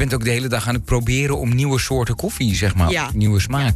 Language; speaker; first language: Dutch; native; Dutch